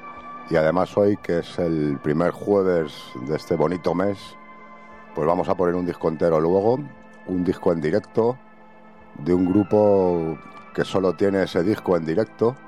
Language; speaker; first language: Spanish; native; Spanish